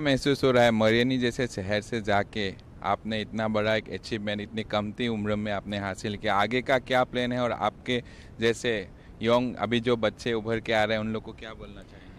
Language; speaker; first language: Hindi; non-native, local second language; Assamese